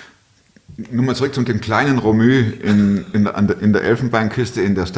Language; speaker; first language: German; native; German